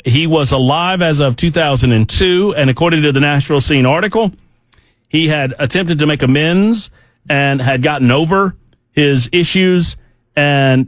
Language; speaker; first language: English; native; English